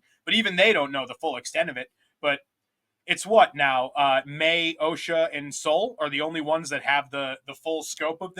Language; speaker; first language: English; native; English